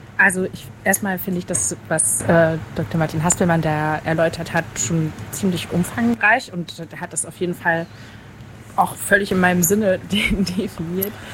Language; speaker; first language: German; native; German